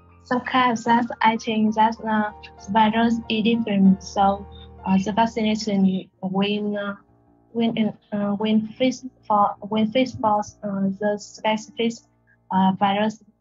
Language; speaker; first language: English; non-native, learner; Vietnamese